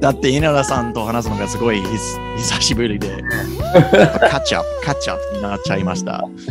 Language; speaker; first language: Japanese; non-native, fluent; English